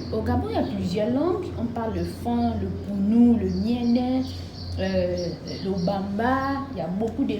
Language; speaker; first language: French; non-native, local second language; Fang